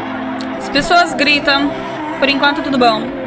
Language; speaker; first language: Portuguese; non-native, learner; Russian